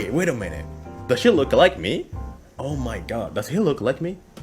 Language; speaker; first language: English; non-native, fluent; Indonesian